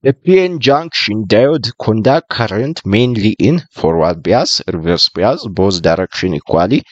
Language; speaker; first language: English; non-native, local second language; Amharic